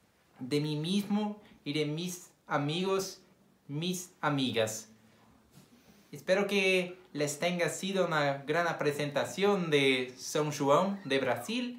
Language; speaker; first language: Spanish; non-native, fluent; Portuguese